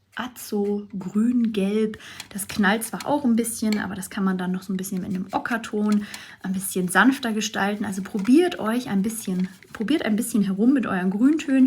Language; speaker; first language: German; native; German